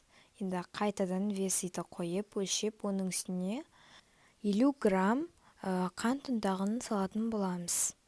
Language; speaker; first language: Kazakh; native; Kazakh